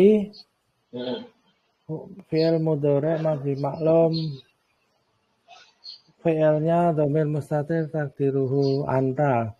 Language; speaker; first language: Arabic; non-native, learner; Indonesian